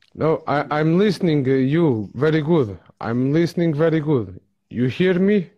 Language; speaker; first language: English; non-native, fluent; Portuguese